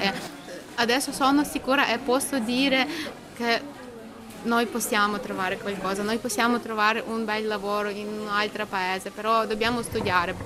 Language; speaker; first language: Italian; non-native, learner; Ukrainian